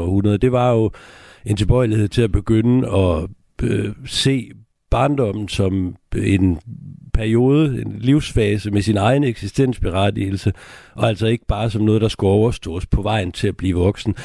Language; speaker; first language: Danish; native; Danish